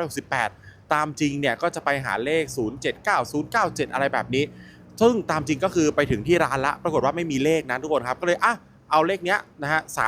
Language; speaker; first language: Thai; native; Thai